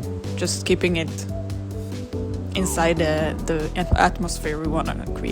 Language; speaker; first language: English; non-native, fluent; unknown